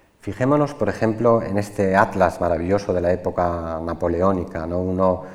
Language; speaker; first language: Spanish; native; Spanish